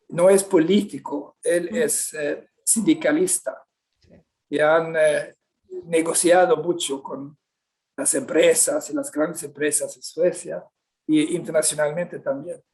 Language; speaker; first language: Spanish; non-native, fluent; Swedish